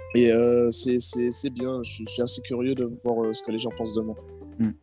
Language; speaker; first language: French; native; French